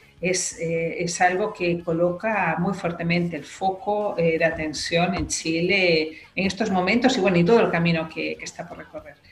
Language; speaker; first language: Spanish; native; Spanish